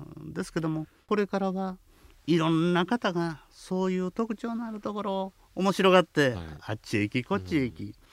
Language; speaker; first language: Japanese; native; Japanese